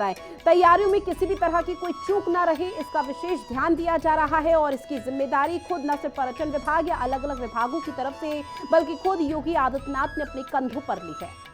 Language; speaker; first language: Hindi; native; Hindi